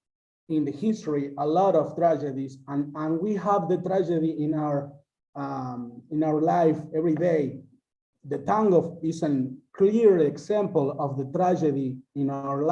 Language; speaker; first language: English; non-native, learner; Spanish